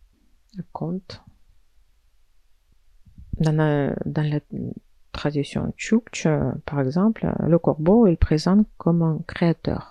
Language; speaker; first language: French; non-native, fluent; Russian